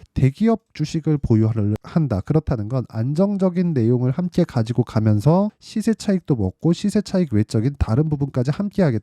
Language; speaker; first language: Korean; native; Korean